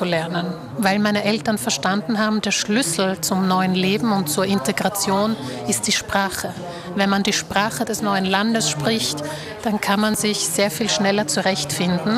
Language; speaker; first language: German; early bilingual, other home language; Slovak